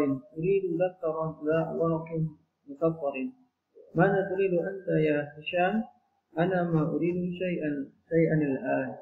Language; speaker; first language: Arabic; non-native, fluent; Indonesian